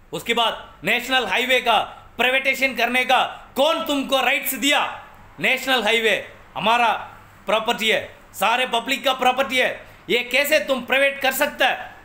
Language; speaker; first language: Hindi; non-native, local second language; Tamil